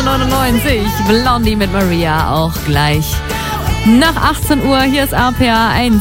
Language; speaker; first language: German; native; German